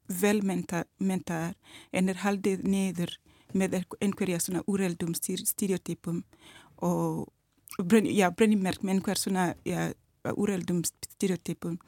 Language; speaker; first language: Icelandic; non-native, learner; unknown